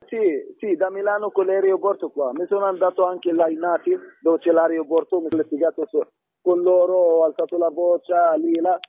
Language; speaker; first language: Italian; non-native, learner; Arabic